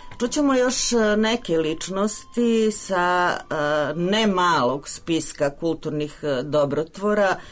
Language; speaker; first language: Serbian; native; Serbian